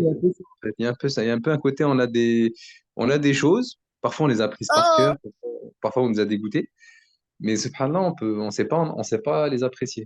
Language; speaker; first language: French; native; French